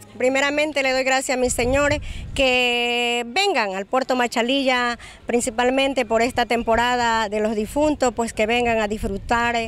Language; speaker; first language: Spanish; native; Spanish